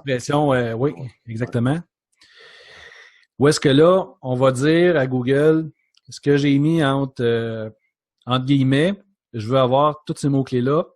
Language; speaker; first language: French; native; French